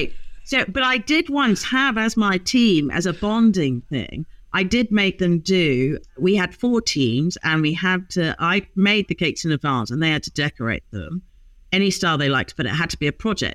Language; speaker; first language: English; native; English